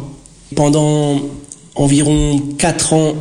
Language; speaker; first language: French; early bilingual, other home language; Portuguese